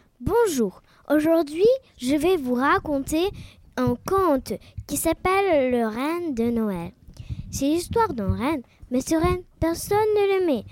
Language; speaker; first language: French; non-native, learner; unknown